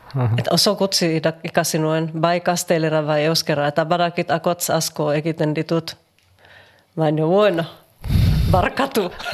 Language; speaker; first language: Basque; non-native, learner; Finnish